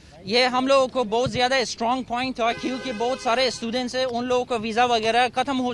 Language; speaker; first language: Hindi; non-native, fluent; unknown